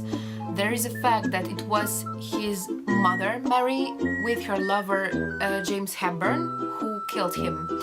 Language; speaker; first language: English; non-native, learner; Russian